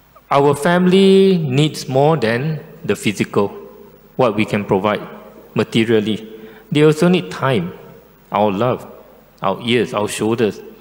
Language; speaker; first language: English; non-native, local second language; Chinese